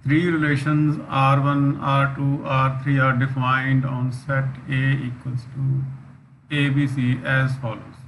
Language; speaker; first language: English; non-native, local second language; Punjabi